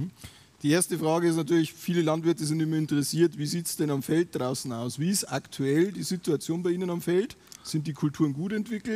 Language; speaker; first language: German; native; German